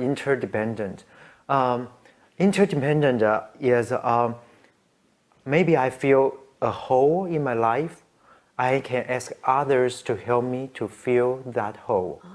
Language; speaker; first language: English; non-native, learner; Chinese